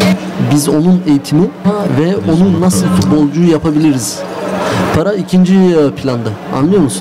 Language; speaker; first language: Turkish; early bilingual, heritage; Turkish